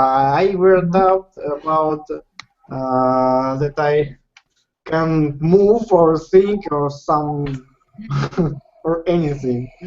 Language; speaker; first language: English; non-native, learner; Russian